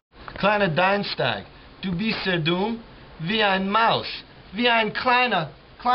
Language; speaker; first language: German; non-native, learner; English